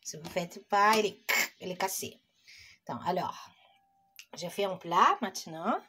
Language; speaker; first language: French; non-native, learner; Portuguese